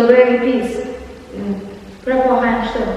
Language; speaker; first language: Albanian; early bilingual, heritage; Albanian